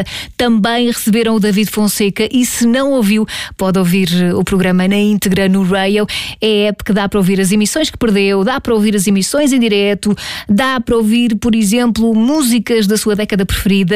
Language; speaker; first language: Portuguese; native; Portuguese